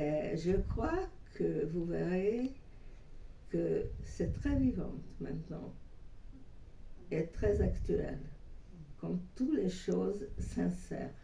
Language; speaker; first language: French; non-native, fluent; Hungarian